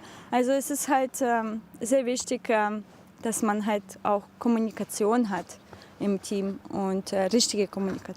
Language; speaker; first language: German; non-native, fluent; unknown